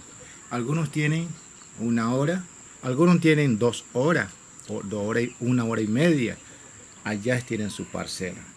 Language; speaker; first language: Spanish; non-native, local second language; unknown